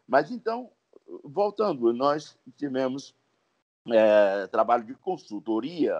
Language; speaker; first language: Portuguese; native; Portuguese